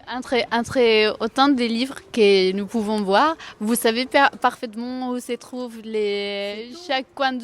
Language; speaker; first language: French; non-native, fluent; Spanish